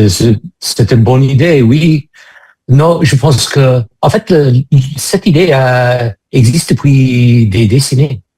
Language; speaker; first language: French; non-native, fluent; English